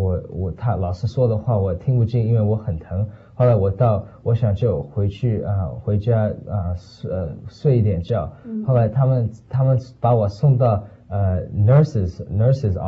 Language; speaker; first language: Chinese; early bilingual, heritage; Chinese